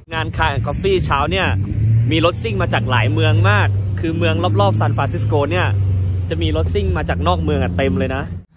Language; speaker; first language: Thai; native; Thai